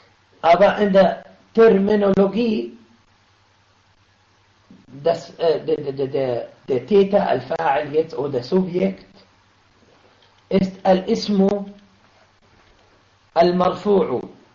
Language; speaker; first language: German; non-native, fluent; Arabic